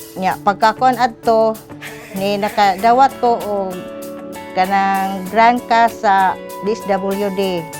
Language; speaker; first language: Cebuano; native; Cebuano